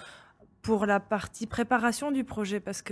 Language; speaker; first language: French; native; French